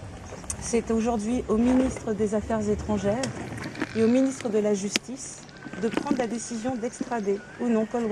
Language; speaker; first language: French; native; French